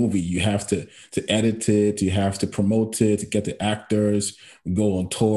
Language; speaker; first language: English; non-native, local second language; Yoruba